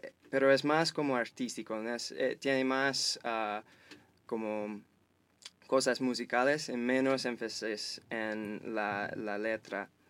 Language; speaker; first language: Spanish; non-native, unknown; English